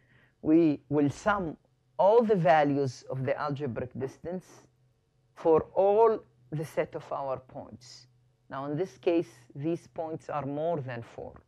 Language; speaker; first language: English; non-native, fluent; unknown